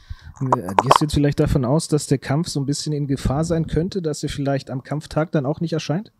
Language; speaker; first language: German; native; German